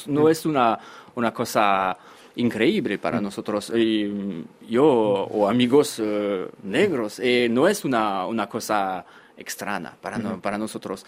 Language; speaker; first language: Spanish; non-native, fluent; French